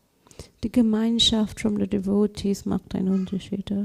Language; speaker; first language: German; non-native, learner; English